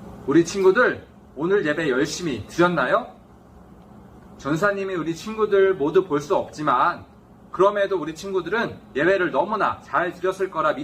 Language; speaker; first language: Korean; native; Korean